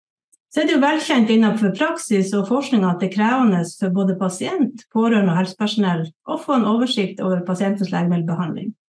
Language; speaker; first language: Norwegian; native; Norwegian